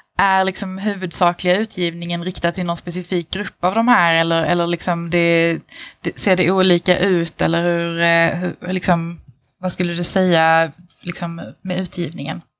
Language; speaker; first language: Swedish; native; Swedish